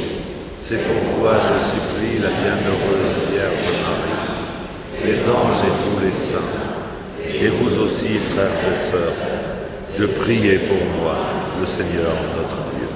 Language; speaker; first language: French; native; French